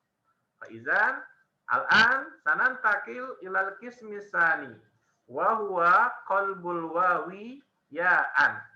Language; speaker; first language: Arabic; non-native, fluent; Indonesian